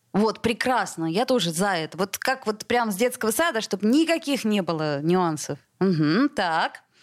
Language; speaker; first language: Russian; native; Russian